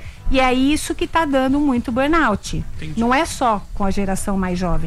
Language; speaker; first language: Portuguese; native; Portuguese